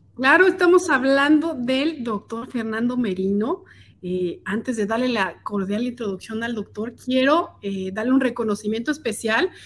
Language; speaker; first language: Spanish; native; Spanish